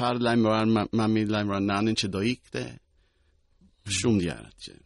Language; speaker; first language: Albanian; early bilingual, heritage; Albanian